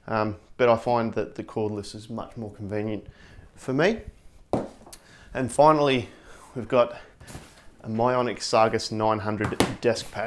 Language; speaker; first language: English; native; English